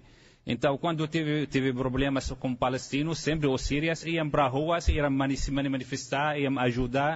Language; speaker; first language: Portuguese; non-native, fluent; Arabic